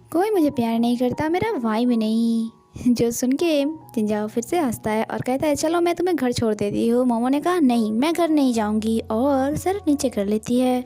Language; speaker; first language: Hindi; non-native, local second language; Bangla